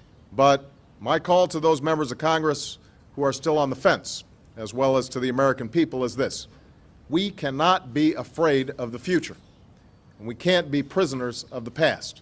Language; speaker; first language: English; native; English